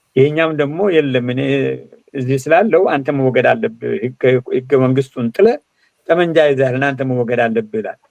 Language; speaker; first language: Amharic; non-native, local second language; Oromo